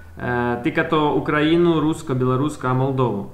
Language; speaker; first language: Czech; non-native, learner; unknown